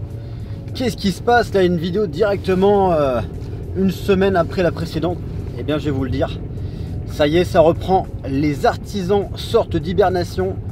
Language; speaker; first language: French; native; French